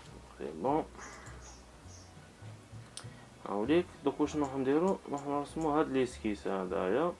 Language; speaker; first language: Arabic; native; Arabic